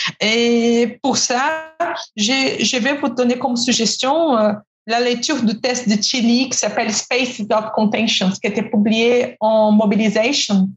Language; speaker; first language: French; non-native, fluent; Portuguese